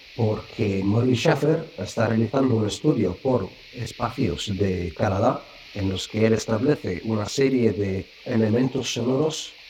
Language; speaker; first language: Spanish; non-native, fluent; Bulgarian